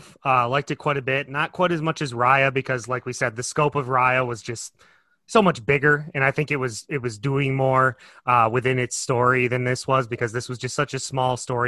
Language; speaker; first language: English; native; English